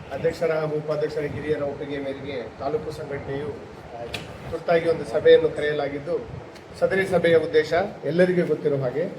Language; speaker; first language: Kannada; non-native, local second language; Lambadi